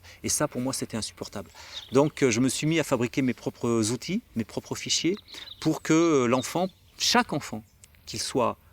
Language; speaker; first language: French; native; French